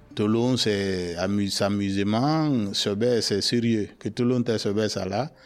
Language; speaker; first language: French; non-native, local second language; Mandingo